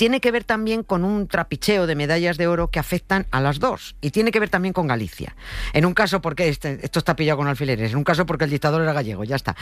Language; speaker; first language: Spanish; native; Spanish